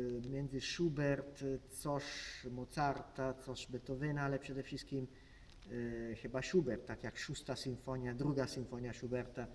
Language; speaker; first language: Polish; non-native, learner; Italian